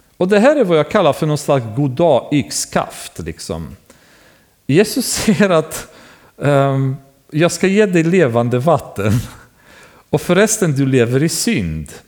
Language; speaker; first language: Swedish; non-native, fluent; Romanian